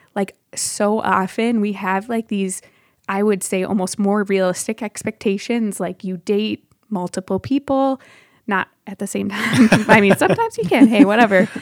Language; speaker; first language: English; native; English